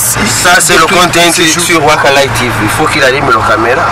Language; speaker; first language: French; non-native, local second language; Rundi